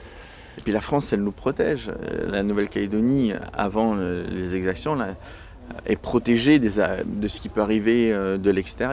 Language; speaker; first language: French; native; French